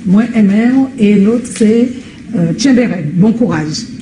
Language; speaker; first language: French; native; French